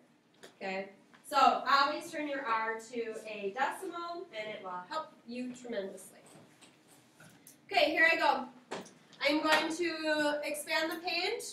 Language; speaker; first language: English; native; English